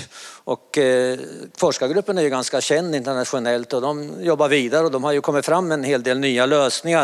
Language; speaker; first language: Swedish; native; Swedish